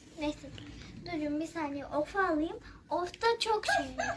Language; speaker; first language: Turkish; native; Turkish